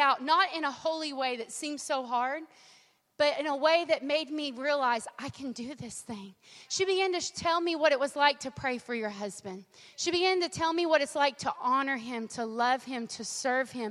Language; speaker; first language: English; native; English